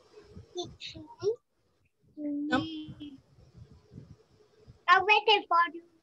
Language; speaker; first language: English; non-native, learner; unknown